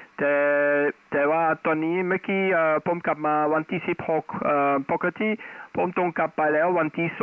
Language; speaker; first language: Thai; non-native, fluent; Dutch